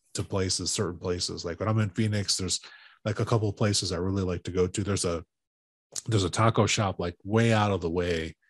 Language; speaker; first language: English; native; English